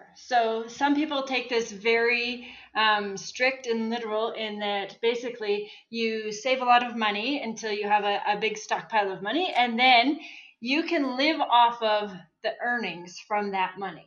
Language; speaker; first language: English; native; English